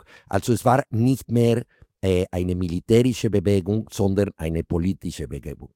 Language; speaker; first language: German; non-native, fluent; Spanish